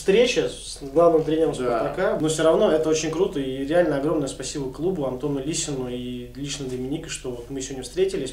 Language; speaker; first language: Russian; native; Russian